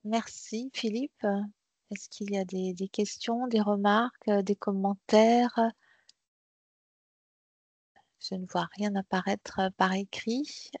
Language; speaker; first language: French; native; French